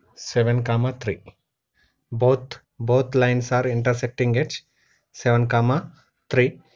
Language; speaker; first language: English; non-native, local second language; Telugu